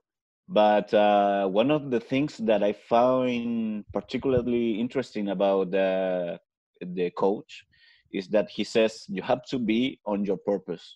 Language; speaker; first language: English; non-native, fluent; Spanish